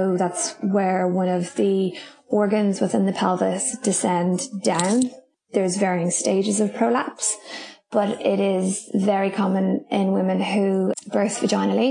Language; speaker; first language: English; native; English